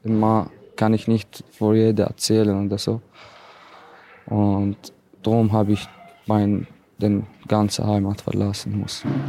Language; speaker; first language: German; non-native, learner; Arabic